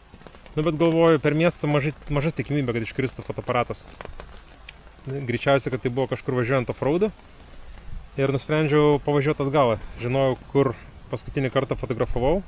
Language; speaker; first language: Lithuanian; native; Lithuanian